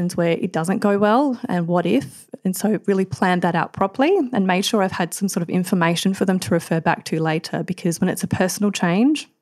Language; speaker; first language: English; native; English